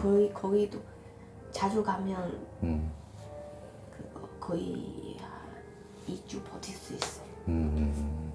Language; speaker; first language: Korean; non-native, learner; Chinese